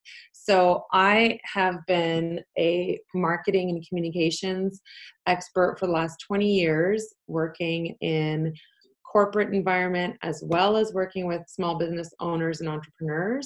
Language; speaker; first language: English; early bilingual, other home language; Polish